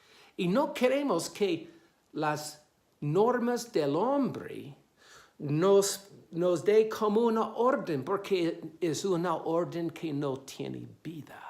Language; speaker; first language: Spanish; non-native, fluent; English